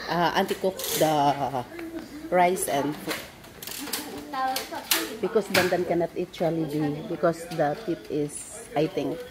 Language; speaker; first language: English; non-native, local second language; Cebuano